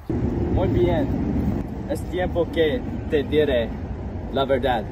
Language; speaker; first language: Spanish; non-native, learner; English